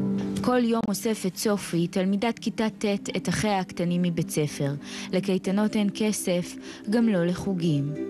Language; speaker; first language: Hebrew; native; Hebrew